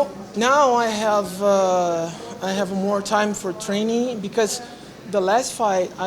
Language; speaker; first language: English; non-native, learner; Portuguese